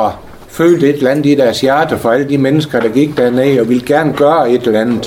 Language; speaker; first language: Danish; native; Danish